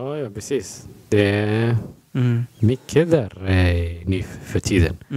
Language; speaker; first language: Swedish; non-native, learner; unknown